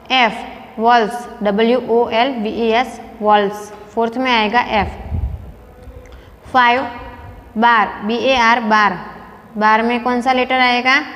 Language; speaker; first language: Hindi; non-native, local second language; Gujarati